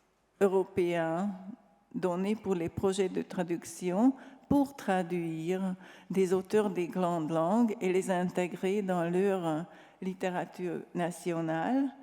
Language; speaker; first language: French; non-native, fluent; Hungarian